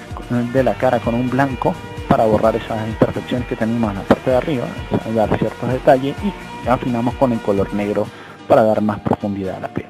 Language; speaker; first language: Spanish; native; Spanish